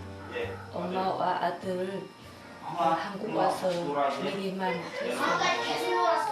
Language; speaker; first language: Korean; non-native, learner; Vietnamese